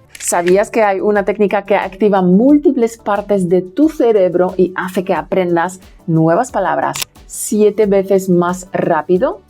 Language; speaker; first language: Spanish; non-native, fluent; Polish